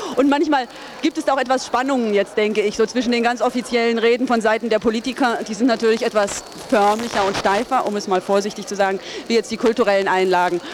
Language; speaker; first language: German; non-native, fluent; Spanish